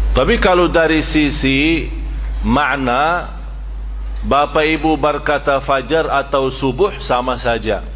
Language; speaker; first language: Malay; non-native, fluent; Arabic